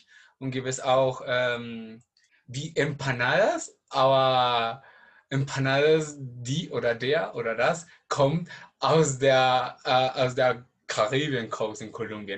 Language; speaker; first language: German; non-native, learner; Spanish